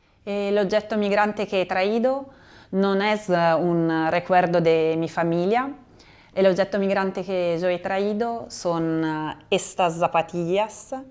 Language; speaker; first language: Spanish; non-native, fluent; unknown